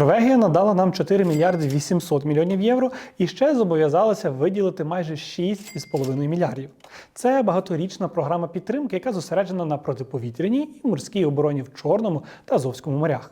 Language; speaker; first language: Ukrainian; native; Ukrainian